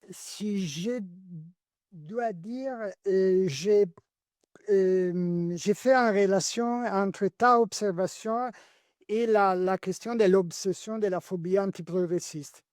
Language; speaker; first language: French; non-native, learner; Italian